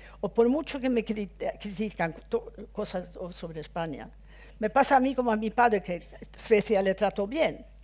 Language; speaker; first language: Spanish; non-native, fluent; Swedish